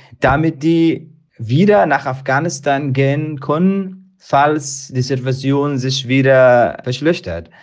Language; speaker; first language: German; non-native, learner; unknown